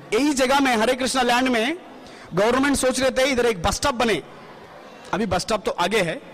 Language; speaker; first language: Hindi; non-native, fluent; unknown